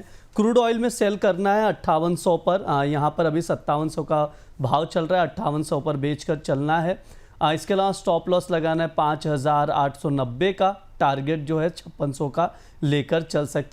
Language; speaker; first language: Hindi; native; Hindi